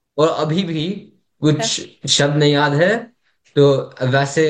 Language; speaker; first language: Hindi; early bilingual, heritage; English